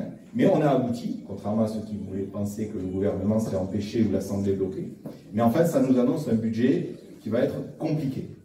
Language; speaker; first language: French; native; French